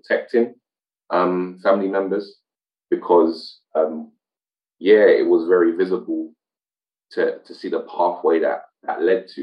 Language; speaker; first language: English; native; English